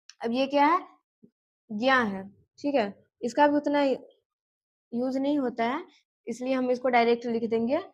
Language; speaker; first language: Hindi; native; Hindi